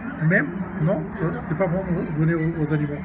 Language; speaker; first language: French; non-native, fluent; Bulgarian